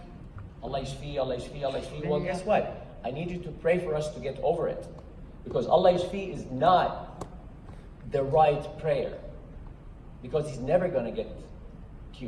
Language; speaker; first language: English; non-native, fluent; Arabic